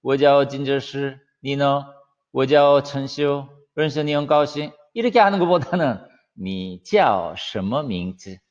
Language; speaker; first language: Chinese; non-native, fluent; Korean